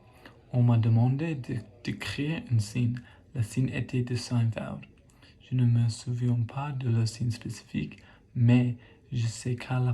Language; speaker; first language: French; non-native, learner; English